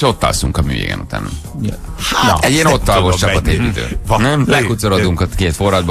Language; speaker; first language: Hungarian; native; Hungarian